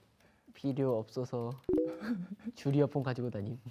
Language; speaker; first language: Korean; native; Korean